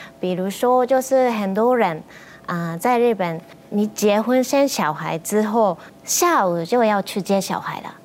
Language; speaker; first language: Chinese; non-native, fluent; Japanese